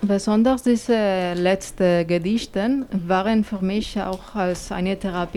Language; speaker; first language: German; non-native, fluent; Spanish